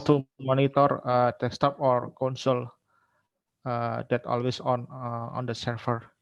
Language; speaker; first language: English; non-native, learner; Indonesian